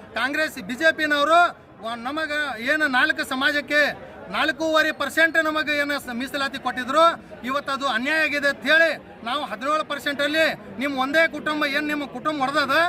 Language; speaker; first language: Kannada; non-native, local second language; Lambadi